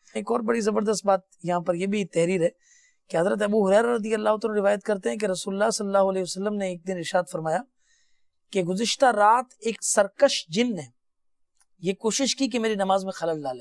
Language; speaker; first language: Urdu; native; Urdu